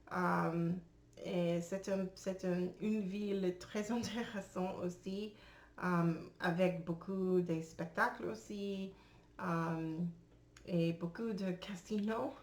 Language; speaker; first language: French; non-native, learner; English